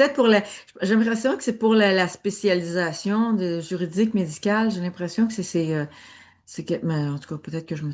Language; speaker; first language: French; native; French